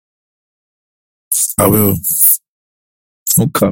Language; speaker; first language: English; non-native, local second language; Yoruba